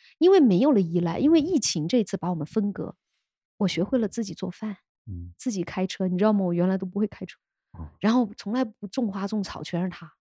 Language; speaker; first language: Chinese; native; Chinese